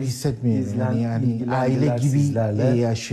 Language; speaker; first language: Turkish; non-native, learner; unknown